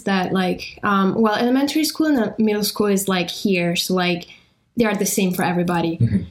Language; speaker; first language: English; non-native, fluent; Italian